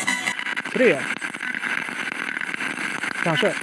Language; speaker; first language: Swedish; native; Swedish